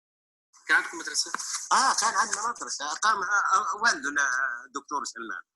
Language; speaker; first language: Arabic; native; Arabic